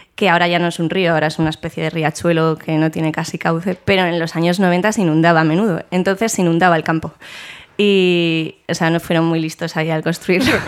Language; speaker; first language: Spanish; native; Spanish